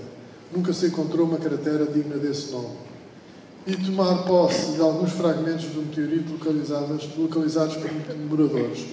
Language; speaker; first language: Portuguese; native; Portuguese